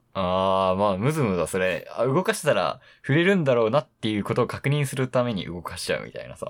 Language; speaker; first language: Japanese; native; Japanese